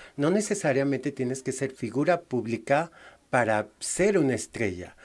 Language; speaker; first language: Spanish; native; Spanish